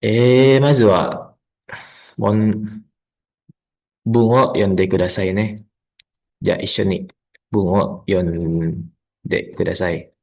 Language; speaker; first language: Japanese; non-native, learner; Indonesian